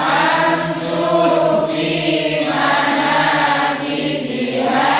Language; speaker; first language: Arabic; non-native, learner; Indonesian